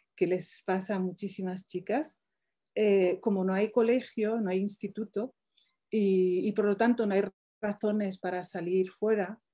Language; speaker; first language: Spanish; non-native, fluent; Arabic